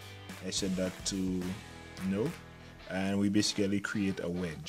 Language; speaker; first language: English; native; English